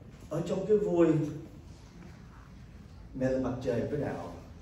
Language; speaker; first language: Vietnamese; early bilingual, heritage; Vietnamese